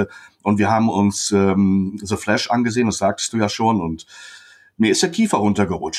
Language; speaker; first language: German; native; German